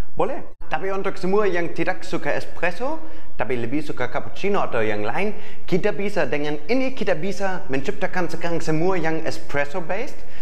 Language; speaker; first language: Indonesian; non-native, fluent; German